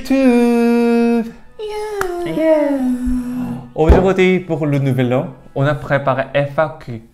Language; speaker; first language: French; non-native, learner; Korean